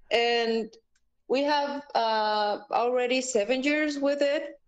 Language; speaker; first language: English; non-native, fluent; Spanish